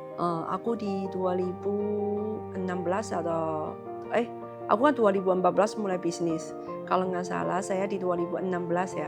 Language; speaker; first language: Indonesian; non-native, learner; Chinese